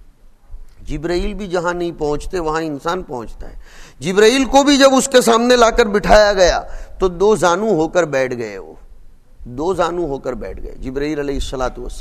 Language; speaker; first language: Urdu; non-native, local second language; Gujarati